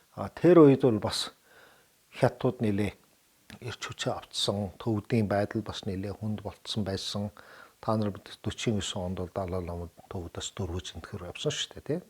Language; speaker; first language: Mongolian; early bilingual, heritage; Mongolian